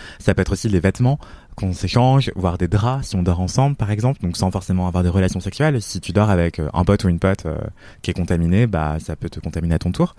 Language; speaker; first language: French; native; French